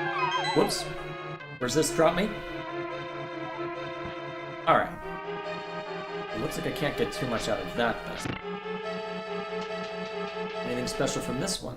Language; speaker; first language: English; native; English